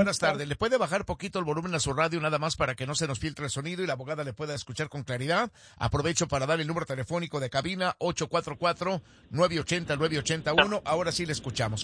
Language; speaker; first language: Spanish; native; Spanish